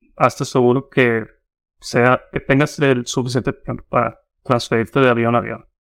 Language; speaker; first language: Spanish; native; Spanish